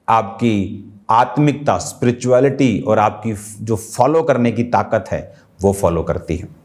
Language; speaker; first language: Hindi; non-native, local second language; Punjabi